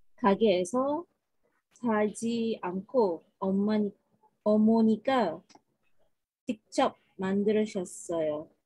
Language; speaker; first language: Korean; non-native, learner; Malay